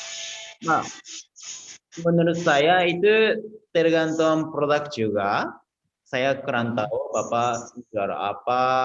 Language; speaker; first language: Indonesian; non-native, fluent; Japanese